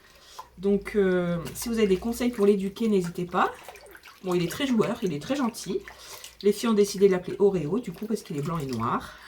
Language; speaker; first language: French; native; French